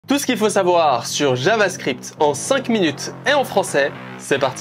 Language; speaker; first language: French; native; French